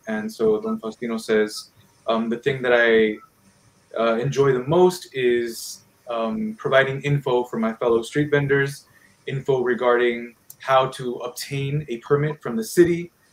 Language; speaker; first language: English; early bilingual, other home language; Spanish